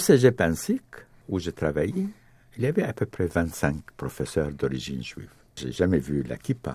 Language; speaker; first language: French; non-native, fluent; Arabic